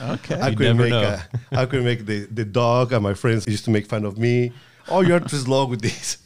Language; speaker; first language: English; non-native, fluent; Spanish